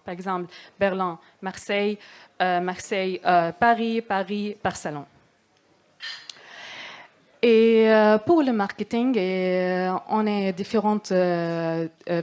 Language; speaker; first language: French; non-native, learner; Arabic